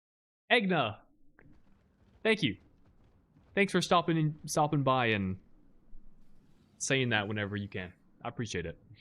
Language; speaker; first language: English; native; English